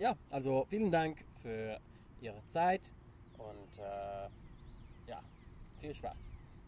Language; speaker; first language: German; non-native, learner; English